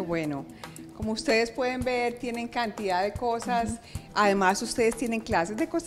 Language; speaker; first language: Spanish; native; Spanish